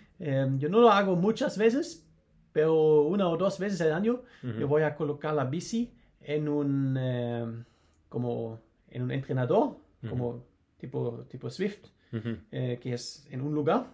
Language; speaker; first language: Spanish; non-native, learner; German